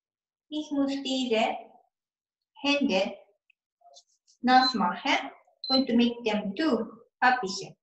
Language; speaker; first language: German; non-native, learner; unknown